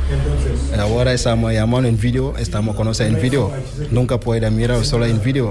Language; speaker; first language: Spanish; non-native, learner; Wolof